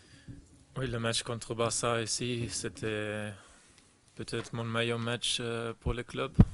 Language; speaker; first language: French; non-native, fluent; German